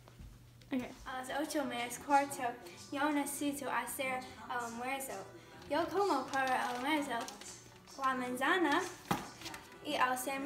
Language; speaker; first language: Spanish; non-native, learner; English